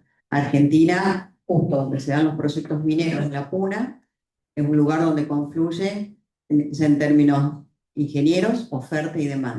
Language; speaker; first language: Spanish; native; Spanish